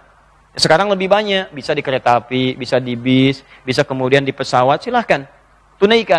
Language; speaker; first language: Indonesian; native; Indonesian